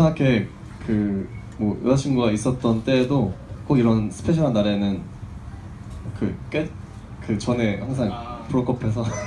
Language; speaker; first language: Korean; early bilingual, heritage; Korean